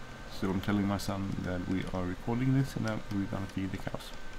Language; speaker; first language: English; non-native, fluent; Swedish